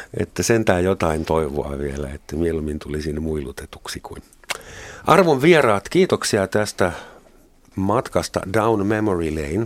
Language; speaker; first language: Finnish; non-native, fluent; German